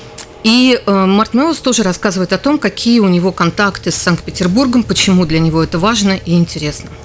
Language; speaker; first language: Russian; native; Russian